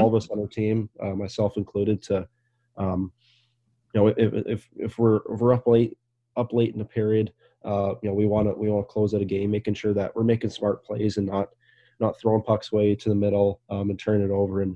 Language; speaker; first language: English; native; English